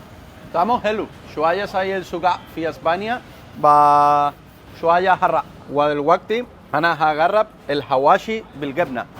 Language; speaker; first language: Arabic; non-native, learner; Spanish